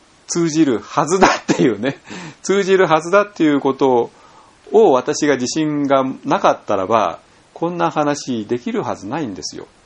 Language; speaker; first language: Japanese; native; Japanese